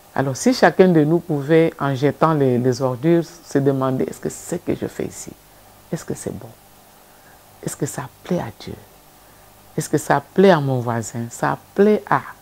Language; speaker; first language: French; non-native, local second language; Lingala